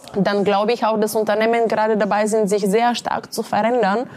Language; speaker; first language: German; non-native, fluent; Bulgarian